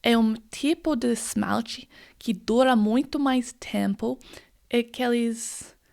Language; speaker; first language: Portuguese; non-native, fluent; English